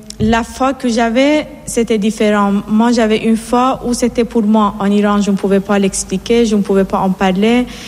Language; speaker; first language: French; non-native, fluent; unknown